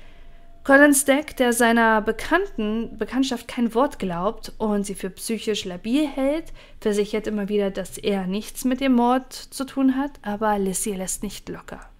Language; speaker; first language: German; native; German